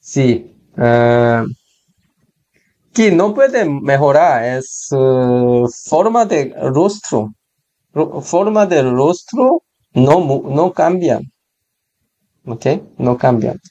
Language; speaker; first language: Spanish; non-native, learner; Korean